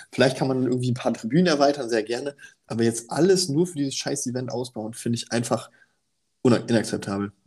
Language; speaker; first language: German; native; German